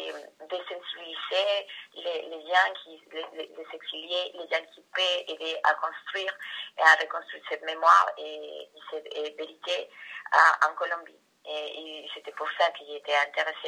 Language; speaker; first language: French; non-native, fluent; Spanish